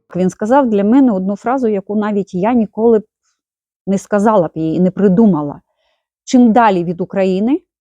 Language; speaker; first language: Ukrainian; non-native, local second language; Russian